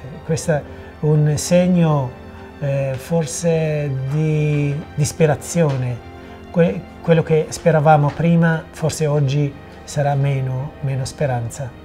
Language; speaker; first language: Italian; non-native, fluent; Assyrian Neo-Aramaic